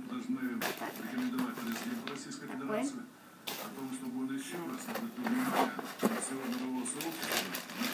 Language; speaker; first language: Russian; native; Russian